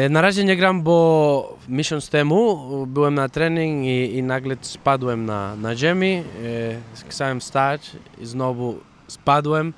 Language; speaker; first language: Polish; non-native, fluent; Catalan